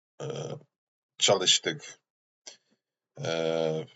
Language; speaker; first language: Turkish; non-native, learner; English